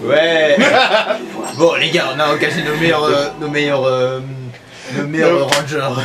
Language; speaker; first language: French; native; French